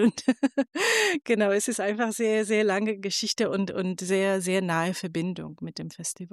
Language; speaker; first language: German; non-native, fluent; Persian